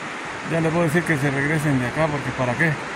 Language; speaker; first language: Spanish; native; Spanish